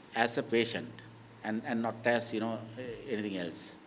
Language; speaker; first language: English; non-native, local second language; Sinhala